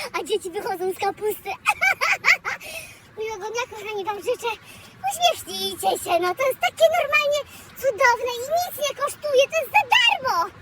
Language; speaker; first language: Polish; native; Polish